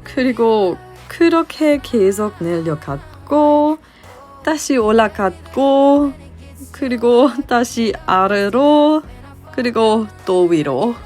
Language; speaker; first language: Korean; non-native, learner; German